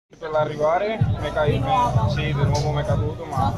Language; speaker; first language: Italian; non-native, learner; Spanish